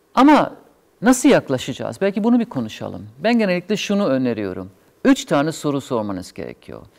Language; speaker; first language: Turkish; non-native, fluent; German